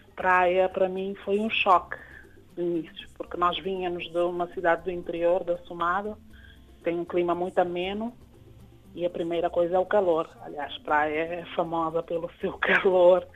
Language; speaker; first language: Portuguese; non-native, local second language; Kabuverdianu